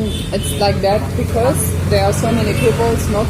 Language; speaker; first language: English; non-native, fluent; German